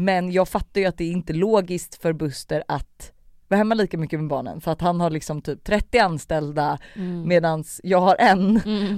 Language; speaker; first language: Swedish; native; Swedish